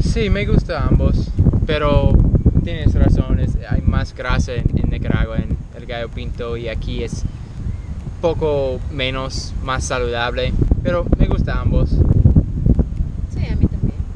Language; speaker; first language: Spanish; non-native, learner; English